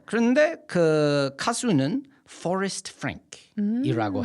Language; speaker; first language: Korean; non-native, fluent; English